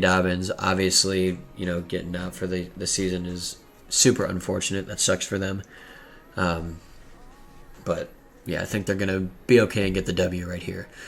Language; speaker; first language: English; native; English